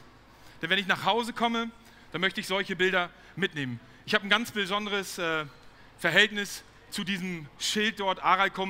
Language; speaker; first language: German; native; German